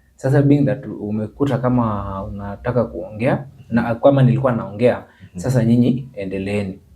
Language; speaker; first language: Swahili; non-native, local second language; Luo (Kenya and Tanzania)